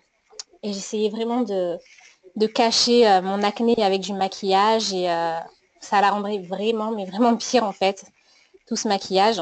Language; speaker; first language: French; native; French